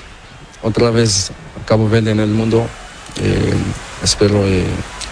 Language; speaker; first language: Spanish; non-native, learner; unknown